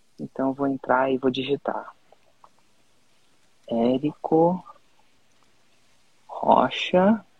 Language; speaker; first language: Portuguese; native; Portuguese